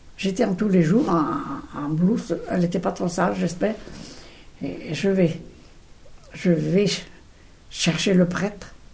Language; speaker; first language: French; non-native, local second language; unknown